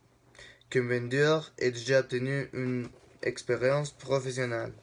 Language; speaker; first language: French; non-native, learner; Spanish